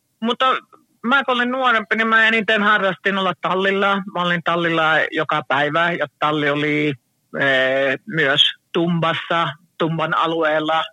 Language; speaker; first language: Finnish; early bilingual, heritage; Finnish